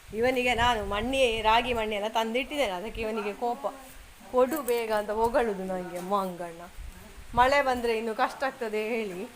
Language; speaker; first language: Kannada; native; Kannada